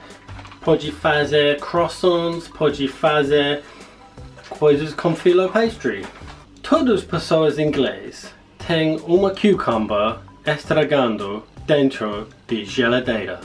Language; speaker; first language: Portuguese; non-native, learner; English